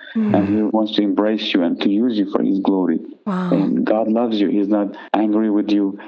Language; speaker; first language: English; non-native, fluent; Persian